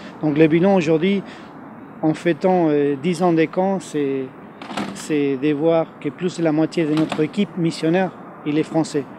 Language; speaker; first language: French; non-native, fluent; Spanish